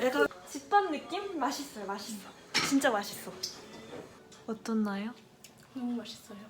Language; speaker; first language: Korean; non-native, fluent; French